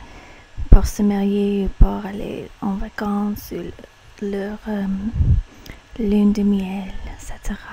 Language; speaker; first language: French; non-native, learner; English